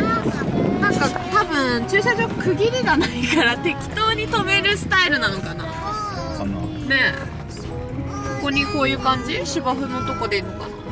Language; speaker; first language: Japanese; native; Japanese